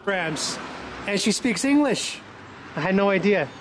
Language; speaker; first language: English; native; English